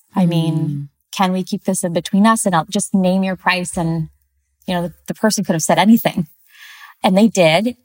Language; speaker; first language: English; early bilingual, other home language; Spanish